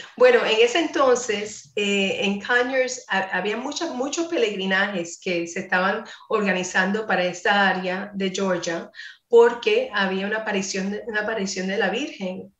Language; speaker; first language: Spanish; non-native, fluent; English